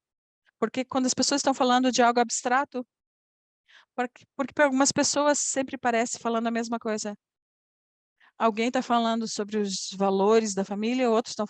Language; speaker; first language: Portuguese; non-native, fluent; Polish